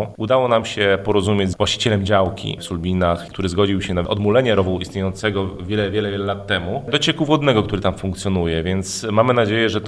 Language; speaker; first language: Polish; native; Polish